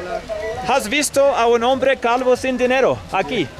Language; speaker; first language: Spanish; non-native, learner; English